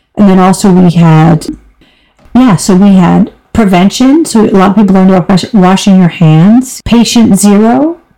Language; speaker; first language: English; native; English